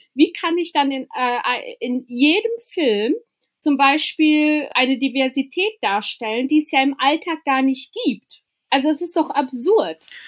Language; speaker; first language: German; early bilingual, other home language; Albanian